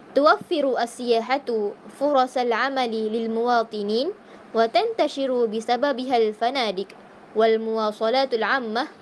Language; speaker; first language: Arabic; non-native, learner; Malay